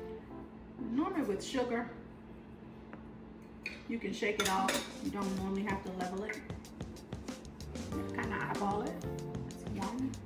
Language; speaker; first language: English; native; English